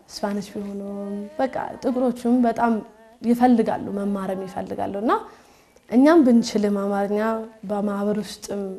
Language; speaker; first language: Amharic; early bilingual, heritage; Amharic